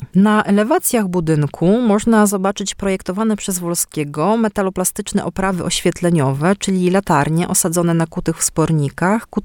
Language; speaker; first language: Polish; native; Polish